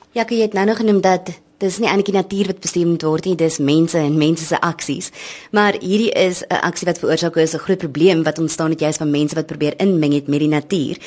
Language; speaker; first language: Afrikaans; native; Afrikaans